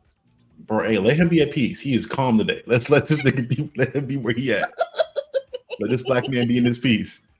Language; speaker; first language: English; native; English